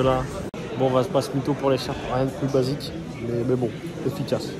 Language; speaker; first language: French; native; French